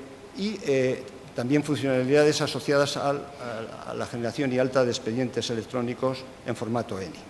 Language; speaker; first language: Spanish; native; Spanish